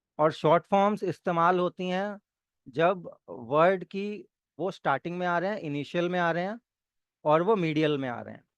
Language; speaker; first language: Hindi; native; Hindi